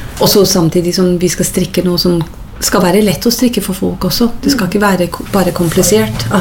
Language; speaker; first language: Norwegian; non-native, fluent; English